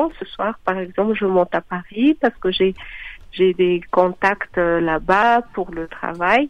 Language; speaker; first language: French; non-native, local second language; Malagasy